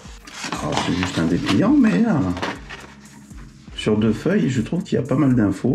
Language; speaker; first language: French; native; French